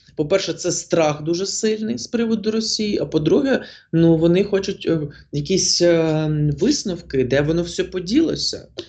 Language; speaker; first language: Ukrainian; non-native, local second language; Russian